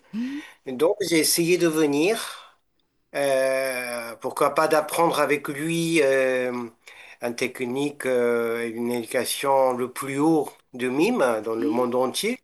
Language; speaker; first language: French; non-native, fluent; Japanese